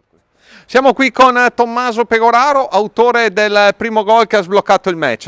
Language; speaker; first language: Italian; native; Italian